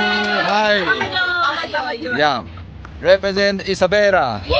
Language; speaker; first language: English; non-native, learner; Japanese